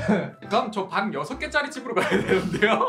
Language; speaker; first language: Korean; native; Korean